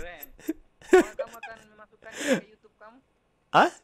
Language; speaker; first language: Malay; non-native, learner; Russian